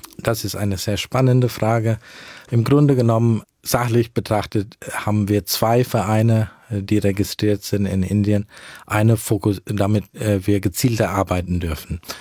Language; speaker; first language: German; early bilingual, heritage; German